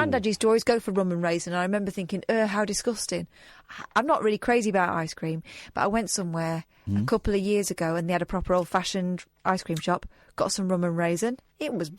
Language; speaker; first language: English; native; English